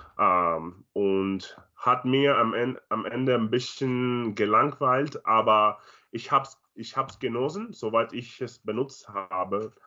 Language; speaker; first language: German; non-native, learner; Spanish